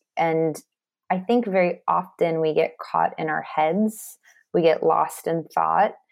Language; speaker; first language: English; native; English